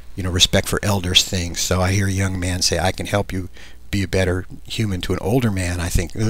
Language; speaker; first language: English; native; English